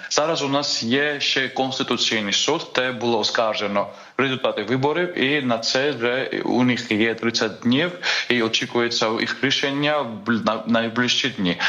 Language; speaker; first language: Ukrainian; non-native, fluent; Georgian